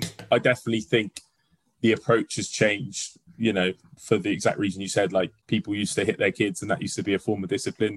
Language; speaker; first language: English; native; English